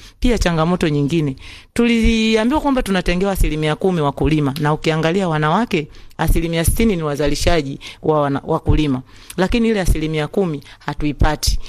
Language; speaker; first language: Swahili; native; Swahili